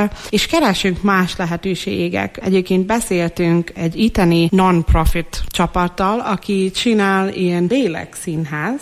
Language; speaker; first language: Hungarian; non-native, fluent; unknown